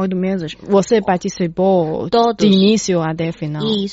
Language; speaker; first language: Portuguese; non-native, fluent; Chinese